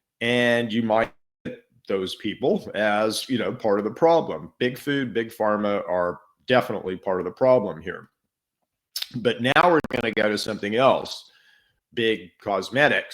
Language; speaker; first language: English; native; English